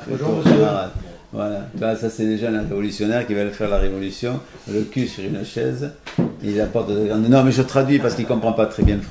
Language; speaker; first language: French; native; French